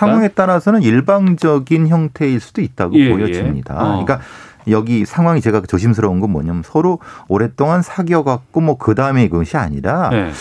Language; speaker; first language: Korean; native; Korean